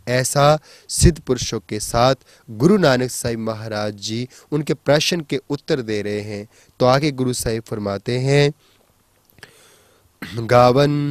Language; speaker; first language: Hindi; non-native, local second language; Punjabi